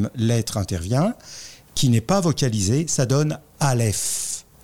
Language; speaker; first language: French; native; French